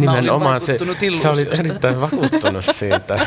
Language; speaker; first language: Finnish; native; Finnish